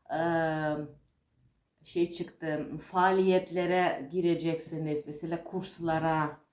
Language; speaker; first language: Turkish; non-native, fluent; Russian